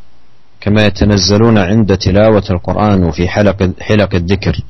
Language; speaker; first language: Arabic; native; Arabic